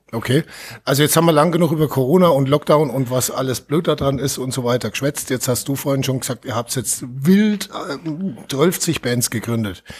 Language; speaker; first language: German; native; German